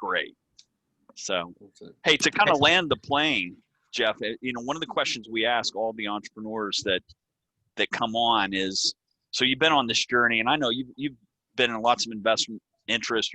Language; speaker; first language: English; native; English